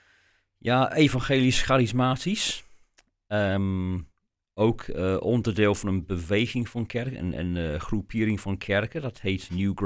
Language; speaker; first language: Dutch; non-native, fluent; English